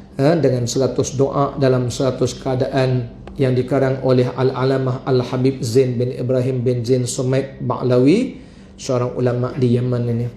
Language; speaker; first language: Malay; native; Malay